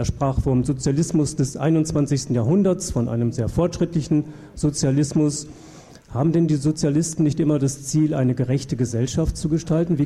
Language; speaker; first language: German; native; German